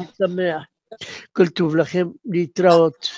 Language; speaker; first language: Hebrew; non-native, learner; Arabic